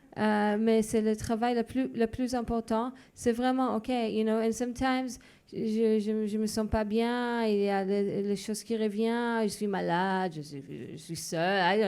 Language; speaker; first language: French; non-native, fluent; Hebrew